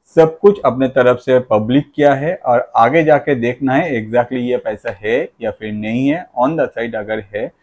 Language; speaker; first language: Hindi; non-native, local second language; Bangla